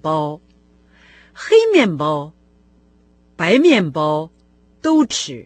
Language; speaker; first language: Chinese; non-native, fluent; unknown